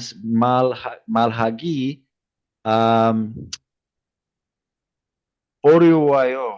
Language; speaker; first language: Korean; non-native, learner; English